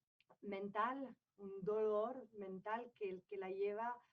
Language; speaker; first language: Spanish; non-native, fluent; French